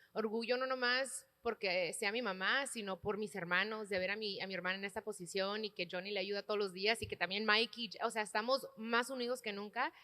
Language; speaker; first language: Spanish; early bilingual, heritage; Spanish